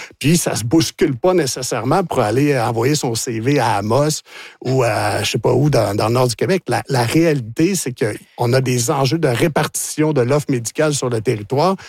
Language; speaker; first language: French; native; French